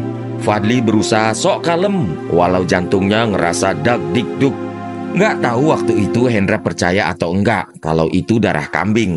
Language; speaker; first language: Indonesian; native; Indonesian